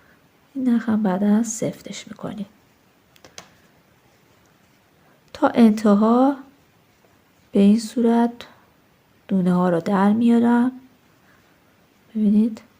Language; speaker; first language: Persian; native; Persian